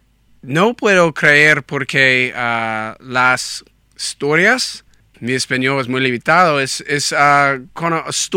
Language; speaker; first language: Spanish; non-native, learner; English